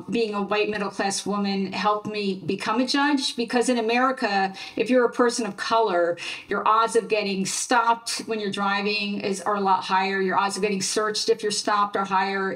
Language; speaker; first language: English; native; English